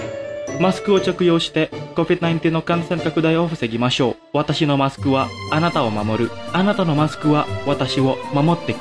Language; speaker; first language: Japanese; non-native, fluent; Indonesian